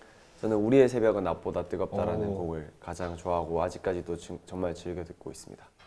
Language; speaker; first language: Korean; native; Korean